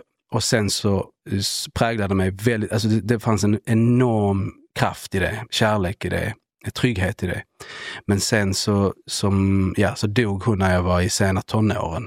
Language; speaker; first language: Swedish; native; Swedish